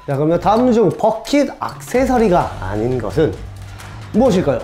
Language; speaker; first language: Korean; native; Korean